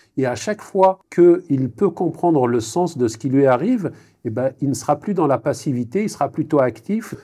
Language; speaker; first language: French; non-native, local second language; Kabyle